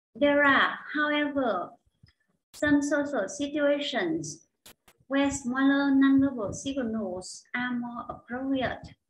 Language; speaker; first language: English; non-native, fluent; Vietnamese